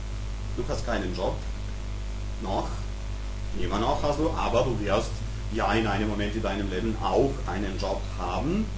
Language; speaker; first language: German; non-native, fluent; Serbian